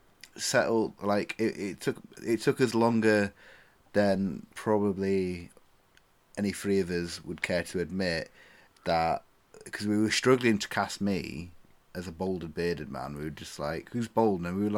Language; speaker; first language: English; native; English